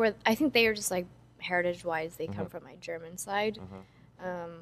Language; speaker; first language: English; non-native, fluent; Dutch